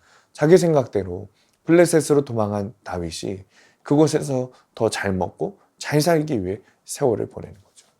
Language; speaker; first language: Korean; native; Korean